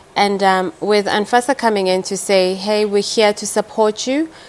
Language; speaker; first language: English; non-native, local second language; Tswana